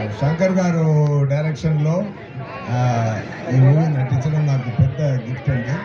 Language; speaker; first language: Telugu; non-native, learner; Tamil